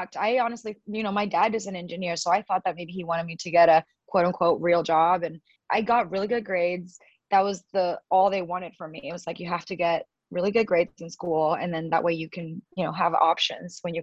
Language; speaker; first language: English; early bilingual, other home language; Spanish